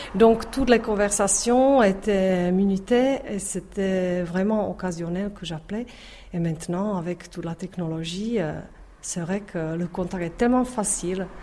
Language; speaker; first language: French; non-native, fluent; Czech